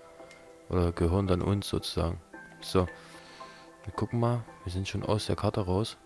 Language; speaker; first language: German; native; German